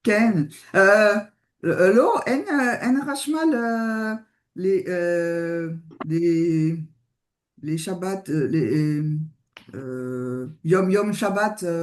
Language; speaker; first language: Hebrew; non-native, learner; French